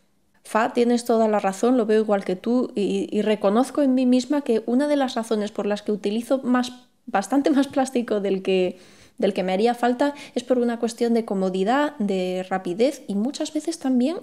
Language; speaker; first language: Spanish; native; Spanish